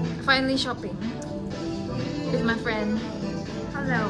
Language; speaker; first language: English; non-native, fluent; Indonesian